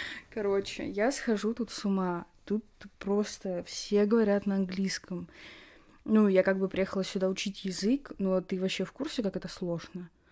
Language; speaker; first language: Russian; native; Russian